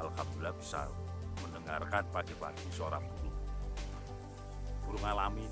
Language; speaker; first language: Indonesian; non-native, local second language; Javanese